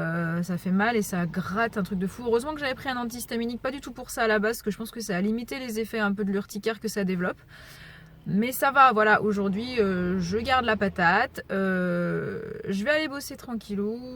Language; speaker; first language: French; native; French